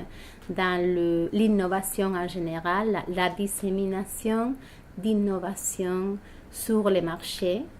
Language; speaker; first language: French; non-native, fluent; Spanish